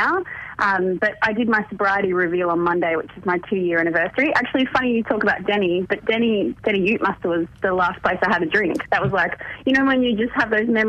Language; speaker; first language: English; native; English